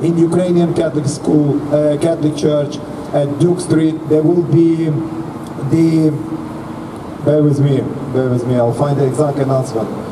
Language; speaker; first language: English; non-native, fluent; Ukrainian